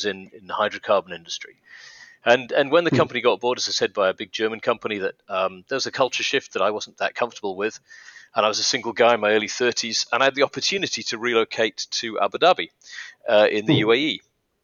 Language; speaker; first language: English; native; English